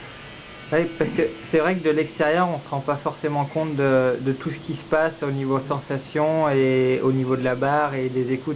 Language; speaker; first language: French; native; French